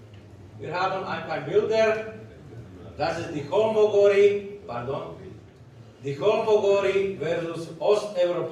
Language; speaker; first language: German; non-native, learner; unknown